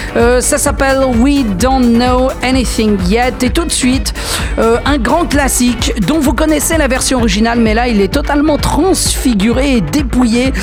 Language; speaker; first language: French; native; French